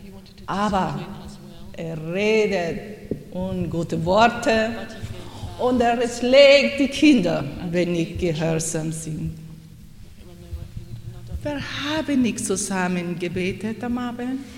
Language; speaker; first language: German; non-native, learner; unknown